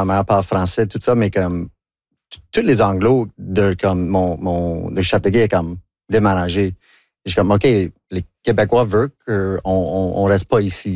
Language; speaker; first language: French; non-native, local second language; English